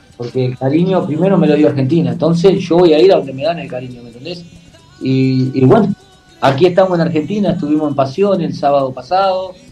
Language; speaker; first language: Spanish; native; Spanish